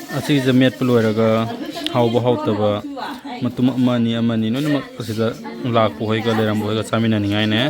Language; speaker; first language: Manipuri; non-native, local second language; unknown